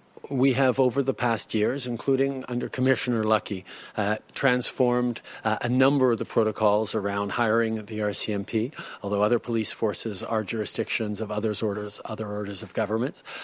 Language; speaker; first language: English; early bilingual, other home language; French